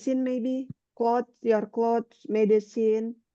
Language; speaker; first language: English; non-native, learner; Indonesian